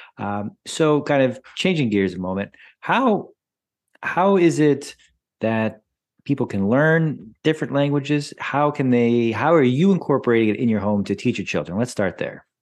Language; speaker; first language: English; native; English